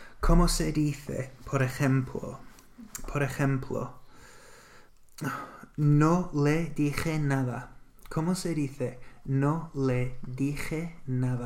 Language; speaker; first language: Spanish; non-native, fluent; English